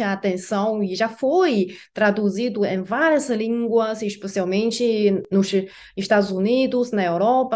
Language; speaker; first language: Portuguese; non-native, fluent; Chinese